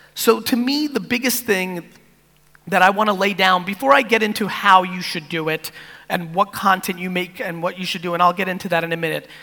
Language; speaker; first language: English; native; English